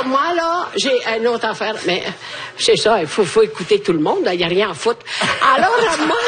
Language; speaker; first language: French; non-native, fluent; Italian